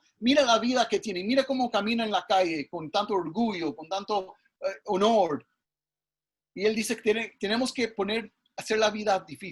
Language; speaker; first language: Spanish; early bilingual, heritage; English